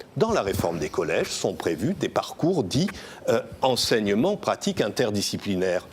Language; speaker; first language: French; native; French